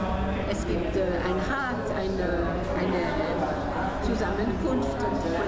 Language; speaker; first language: German; non-native, learner; French